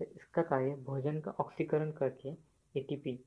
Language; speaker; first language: Hindi; non-native, local second language; Marathi